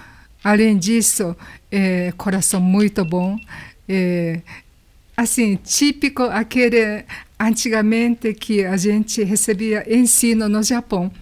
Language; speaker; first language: Portuguese; non-native, learner; Japanese